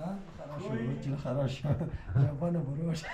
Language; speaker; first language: Russian; non-native, learner; Persian